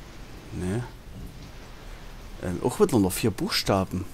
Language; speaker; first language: German; native; German